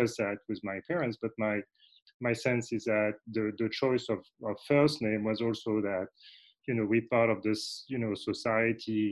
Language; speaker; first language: English; non-native, fluent; French